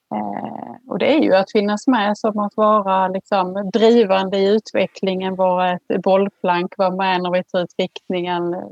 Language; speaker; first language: Swedish; native; Swedish